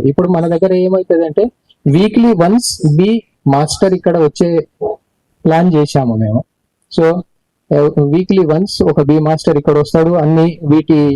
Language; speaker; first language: Telugu; native; Telugu